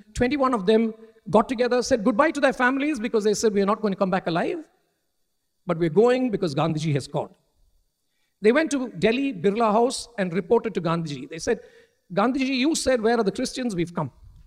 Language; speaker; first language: English; non-native, local second language; Malayalam